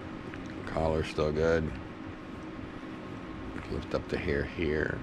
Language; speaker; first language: English; native; English